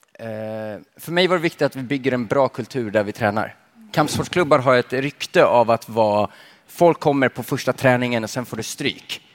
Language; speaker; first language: Swedish; early bilingual, other home language; Finnish